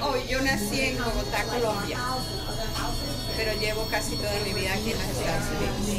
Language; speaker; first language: Spanish; early bilingual, other home language; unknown